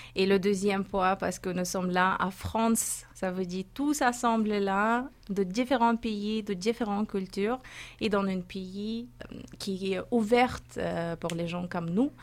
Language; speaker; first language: French; non-native, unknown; Persian